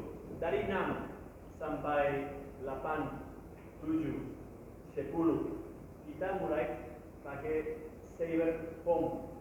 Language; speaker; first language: Indonesian; non-native, learner; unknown